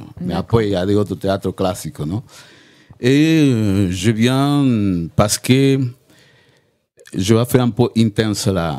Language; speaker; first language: French; non-native, learner; Spanish